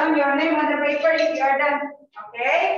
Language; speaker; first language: English; non-native, fluent; Indonesian